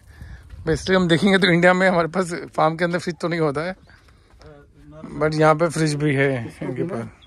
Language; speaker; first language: Hindi; native; Hindi